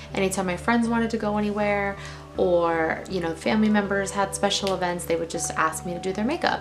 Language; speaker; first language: English; native; English